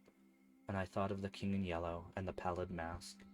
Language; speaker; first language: English; native; English